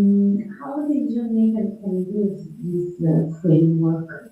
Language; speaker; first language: English; non-native, fluent; Italian